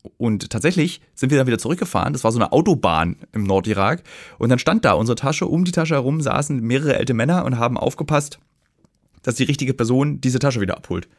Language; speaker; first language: German; native; German